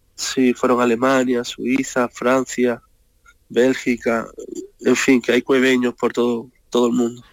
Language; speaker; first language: Spanish; native; Spanish